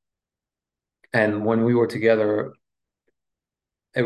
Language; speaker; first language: English; non-native, fluent; French